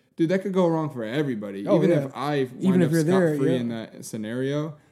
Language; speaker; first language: English; native; English